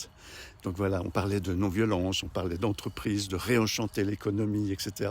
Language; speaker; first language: French; native; French